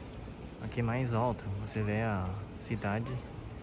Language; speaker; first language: Portuguese; non-native, fluent; Chinese